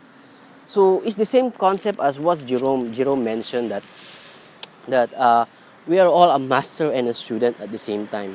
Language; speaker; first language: English; non-native, local second language; Filipino